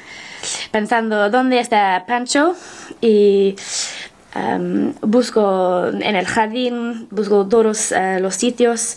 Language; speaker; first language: Spanish; non-native, learner; English